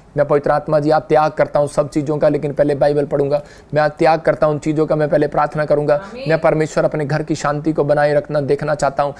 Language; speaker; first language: Hindi; native; Hindi